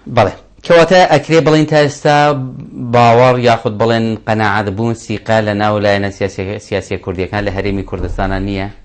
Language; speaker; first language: Central Kurdish; non-native, local second language; Kurdish